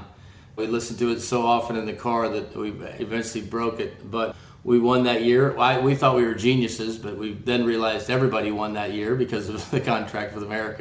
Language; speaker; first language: English; native; English